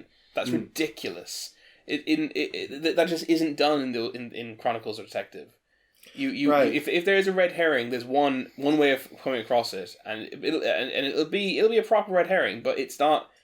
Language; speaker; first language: English; native; English